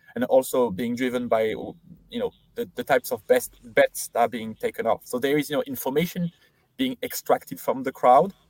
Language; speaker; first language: English; non-native, fluent; French